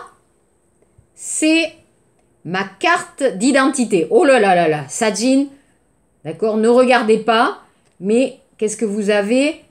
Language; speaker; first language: French; native; French